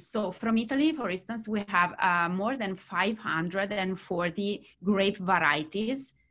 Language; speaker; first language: English; non-native, fluent; Italian